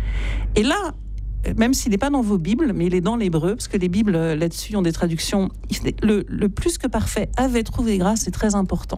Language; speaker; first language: French; native; French